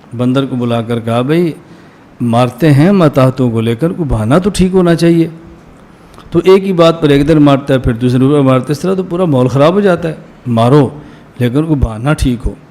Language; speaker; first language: Urdu; non-native, local second language; Punjabi